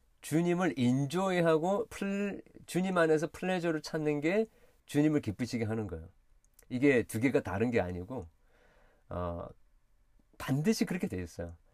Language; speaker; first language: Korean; early bilingual, heritage; Korean